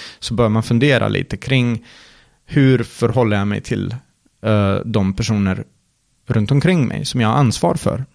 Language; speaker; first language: Swedish; early bilingual, other home language; Serbian